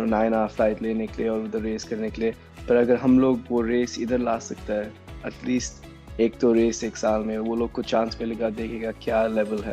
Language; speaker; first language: Hindi; non-native, local second language; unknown